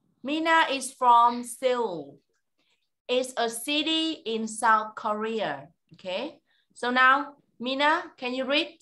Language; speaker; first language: English; non-native, fluent; Vietnamese